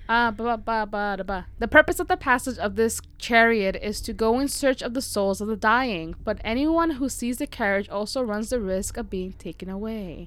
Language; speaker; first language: English; early bilingual, other home language; Spanish